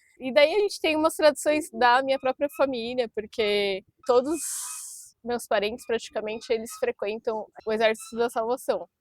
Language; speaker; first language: Portuguese; native; Portuguese